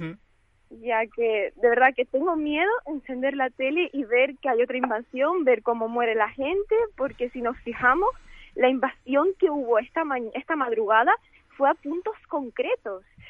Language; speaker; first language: Spanish; early bilingual, other home language; Ukrainian